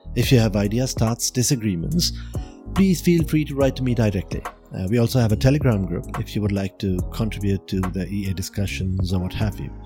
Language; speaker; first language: English; non-native, local second language; Gujarati